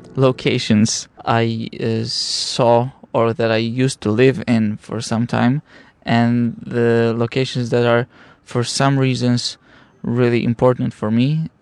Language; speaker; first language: English; non-native, fluent; Polish